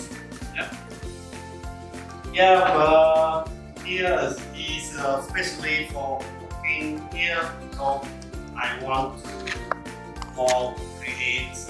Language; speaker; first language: English; non-native, learner; Khmer